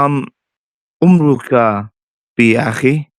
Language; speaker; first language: Arabic; non-native, learner; English